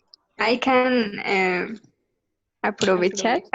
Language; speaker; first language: English; non-native, learner; Spanish